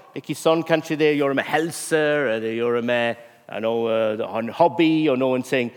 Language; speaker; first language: Norwegian; non-native, fluent; English